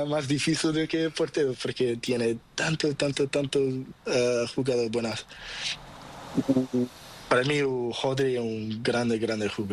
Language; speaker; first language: Spanish; non-native, learner; Portuguese